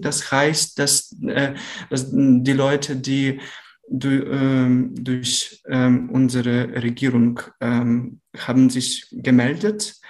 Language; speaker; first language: German; non-native, learner; Ukrainian